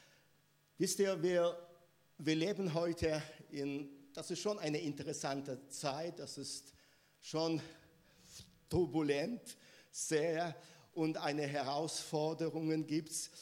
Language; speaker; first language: German; non-native, fluent; Russian